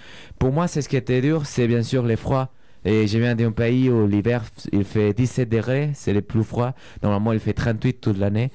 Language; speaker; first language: French; non-native, fluent; Spanish